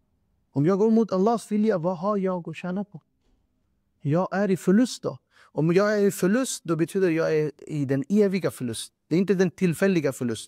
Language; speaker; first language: Swedish; non-native, fluent; Urdu